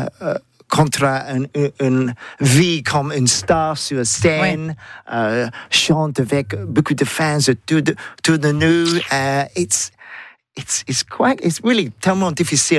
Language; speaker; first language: French; non-native, learner; English